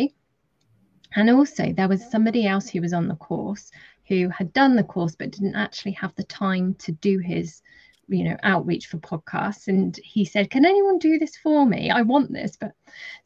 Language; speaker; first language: English; native; English